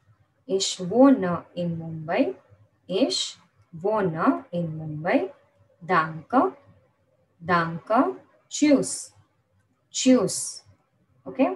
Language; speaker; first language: German; non-native, fluent; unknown